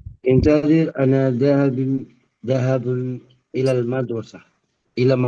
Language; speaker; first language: Arabic; non-native, learner; Indonesian